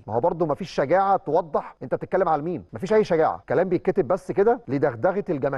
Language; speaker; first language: Arabic; native; Arabic